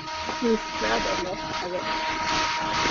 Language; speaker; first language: English; non-native, learner; Japanese